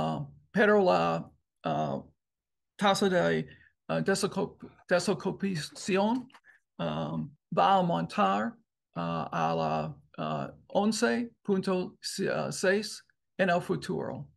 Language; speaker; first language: Spanish; non-native, learner; English